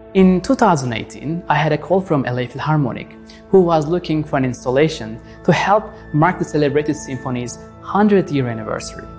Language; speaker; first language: English; non-native, fluent; Turkish